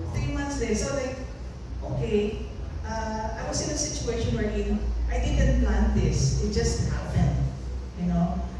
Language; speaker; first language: English; non-native, local second language; Filipino